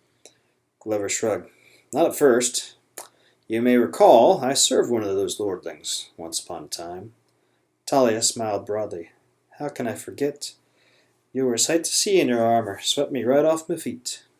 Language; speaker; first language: English; native; English